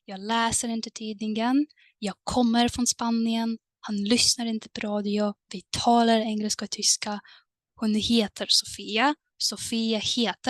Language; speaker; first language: Swedish; non-native, fluent; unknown